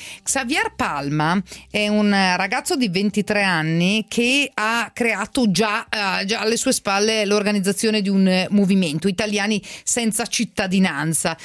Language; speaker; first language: Italian; native; Italian